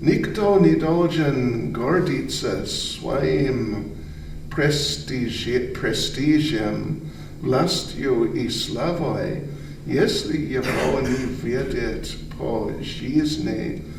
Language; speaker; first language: Russian; non-native, learner; English